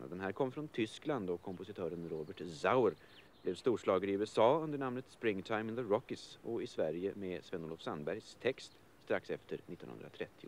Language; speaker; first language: Swedish; native; Swedish